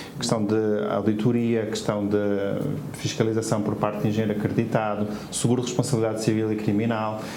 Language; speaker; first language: Portuguese; native; Portuguese